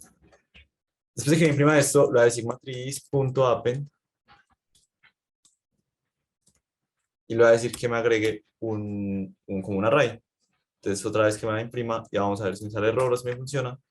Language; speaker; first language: Spanish; native; Spanish